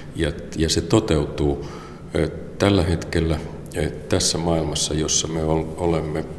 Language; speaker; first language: Finnish; native; Finnish